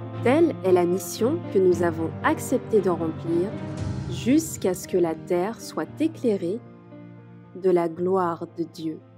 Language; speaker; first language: French; native; French